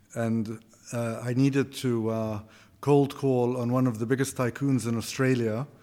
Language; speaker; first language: English; non-native, fluent; Arabic